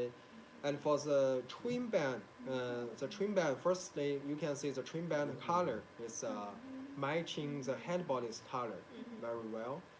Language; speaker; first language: English; non-native, learner; Chinese